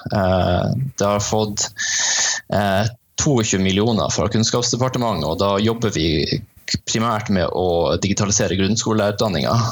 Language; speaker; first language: Norwegian; native; Norwegian